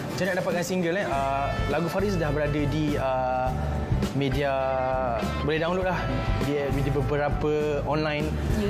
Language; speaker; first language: Malay; native; Malay